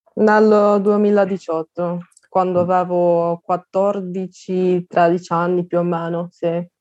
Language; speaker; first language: Italian; non-native, fluent; Russian